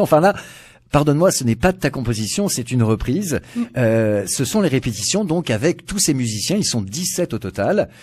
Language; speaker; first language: French; native; French